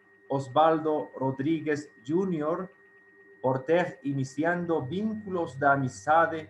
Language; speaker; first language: Portuguese; non-native, fluent; Spanish